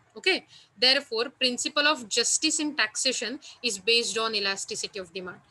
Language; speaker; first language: Hindi; non-native, local second language; Marathi